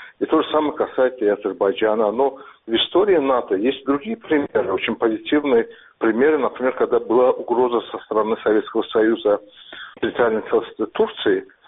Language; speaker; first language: Russian; non-native, local second language; Azerbaijani